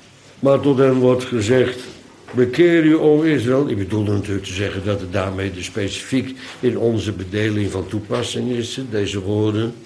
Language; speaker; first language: Dutch; native; Dutch